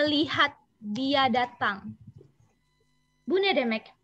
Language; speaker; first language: Turkish; non-native, learner; Indonesian